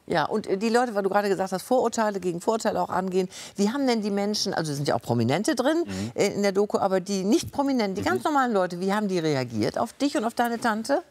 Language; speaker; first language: German; native; German